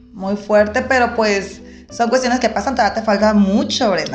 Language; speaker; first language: Spanish; native; Spanish